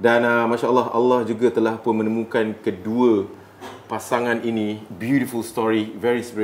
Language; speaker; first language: Malay; native; Malay